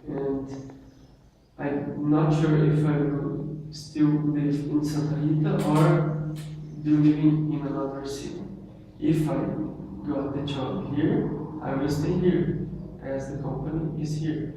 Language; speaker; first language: English; non-native, learner; Portuguese